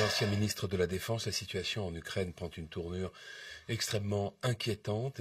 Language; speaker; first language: French; native; French